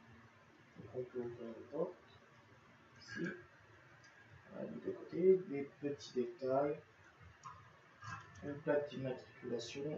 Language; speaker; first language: French; native; French